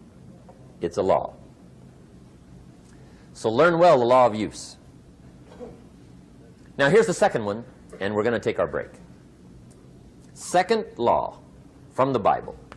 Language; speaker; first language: English; native; English